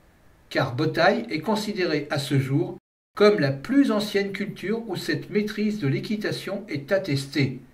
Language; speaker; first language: French; native; French